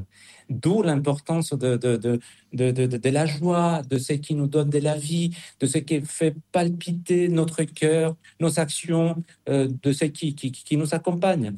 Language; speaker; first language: French; non-native, fluent; Spanish